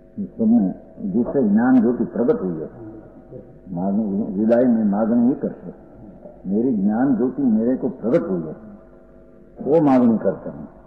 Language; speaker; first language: Hindi; non-native, local second language; Gujarati